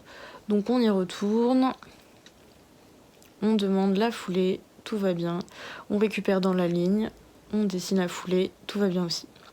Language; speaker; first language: French; native; French